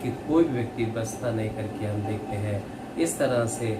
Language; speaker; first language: Hindi; non-native, local second language; Kannada